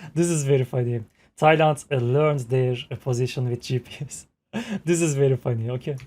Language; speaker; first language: English; non-native, fluent; Turkish